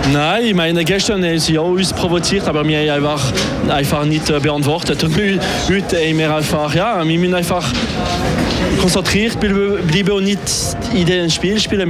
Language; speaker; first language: German; non-native, local second language; French